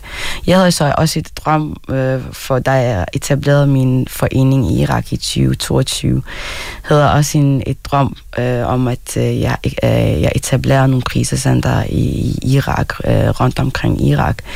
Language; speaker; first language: Danish; non-native, fluent; Arabic